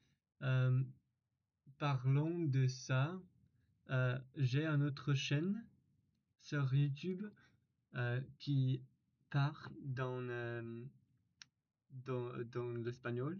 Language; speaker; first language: French; non-native, learner; English